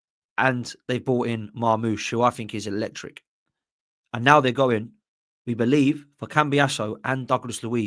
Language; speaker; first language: English; native; English